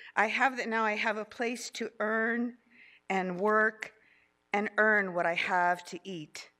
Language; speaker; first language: English; early bilingual, other home language; Spanish